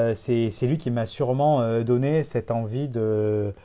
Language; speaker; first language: French; native; French